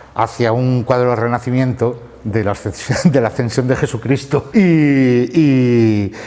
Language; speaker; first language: Spanish; native; Spanish